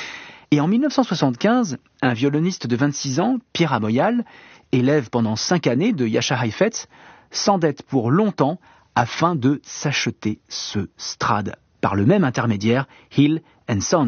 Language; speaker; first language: French; native; French